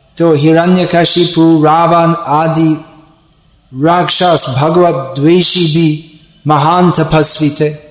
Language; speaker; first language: Hindi; non-native, fluent; English